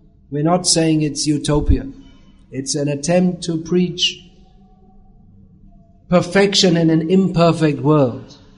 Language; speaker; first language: English; native; English